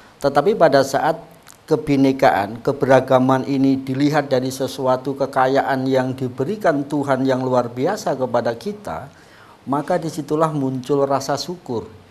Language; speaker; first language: Indonesian; non-native, local second language; Javanese